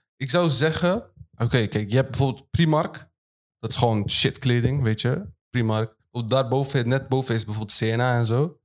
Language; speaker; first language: Dutch; early bilingual, other home language; Turkish